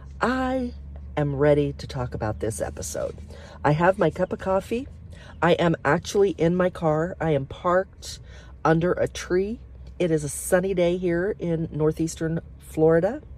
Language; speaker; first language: English; native; English